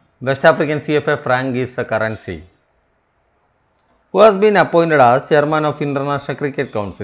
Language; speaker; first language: English; non-native, local second language; Malayalam